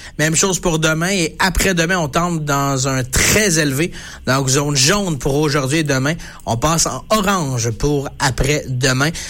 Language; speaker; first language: French; native; French